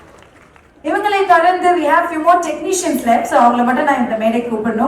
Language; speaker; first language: Tamil; native; Tamil